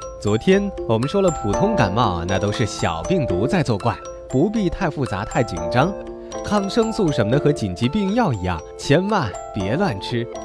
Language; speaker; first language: Chinese; native; Chinese